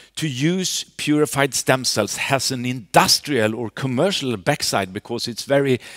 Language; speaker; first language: English; non-native, fluent; Swedish